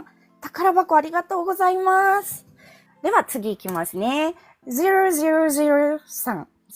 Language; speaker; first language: Japanese; non-native, fluent; Filipino